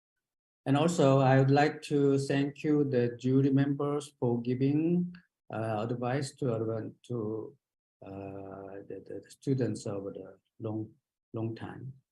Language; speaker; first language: English; non-native, learner; Japanese